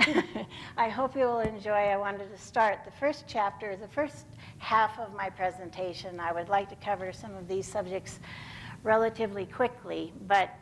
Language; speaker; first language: English; native; English